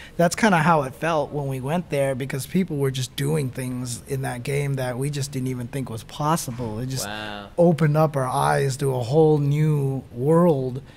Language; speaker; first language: English; native; English